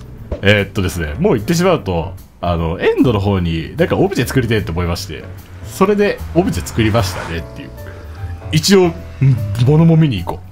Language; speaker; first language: Japanese; native; Japanese